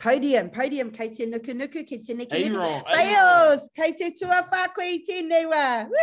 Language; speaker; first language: Māori; non-native, local second language; English